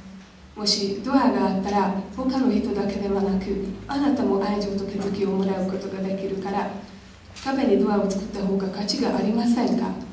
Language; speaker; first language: Japanese; non-native, learner; Hungarian